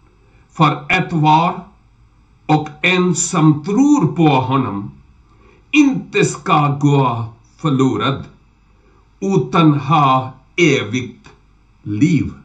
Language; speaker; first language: Swedish; non-native, learner; Urdu